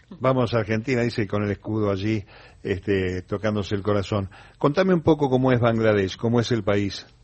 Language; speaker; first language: Spanish; native; Spanish